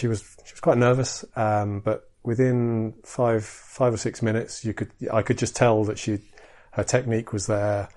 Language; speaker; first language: English; native; English